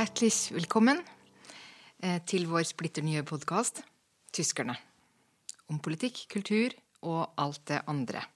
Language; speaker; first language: Norwegian; native; Norwegian